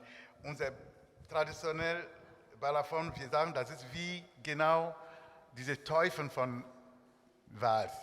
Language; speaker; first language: German; non-native, learner; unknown